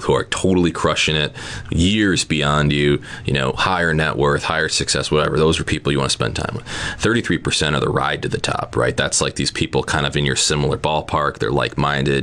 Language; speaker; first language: English; native; English